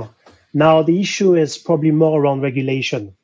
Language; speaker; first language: English; non-native, fluent; French